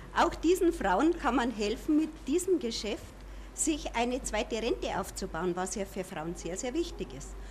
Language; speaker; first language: German; native; German